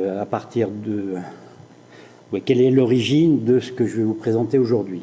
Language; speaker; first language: French; native; French